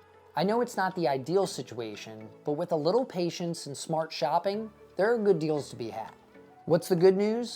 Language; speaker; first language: English; native; English